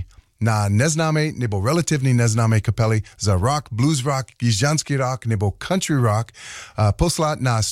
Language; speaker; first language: Czech; non-native, learner; English